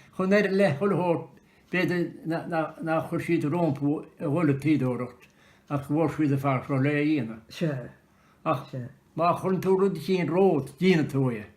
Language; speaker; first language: Irish; native; Irish